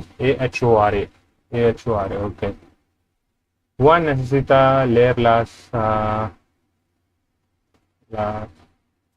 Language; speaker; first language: Spanish; non-native, learner; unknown